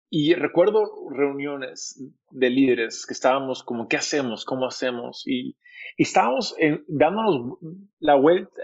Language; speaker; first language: Spanish; native; Spanish